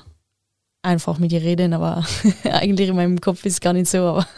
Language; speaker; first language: German; non-native, local second language; French